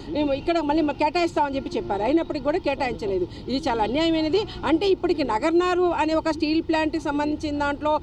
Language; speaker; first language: Telugu; native; Telugu